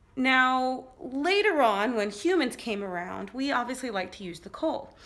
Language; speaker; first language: English; native; English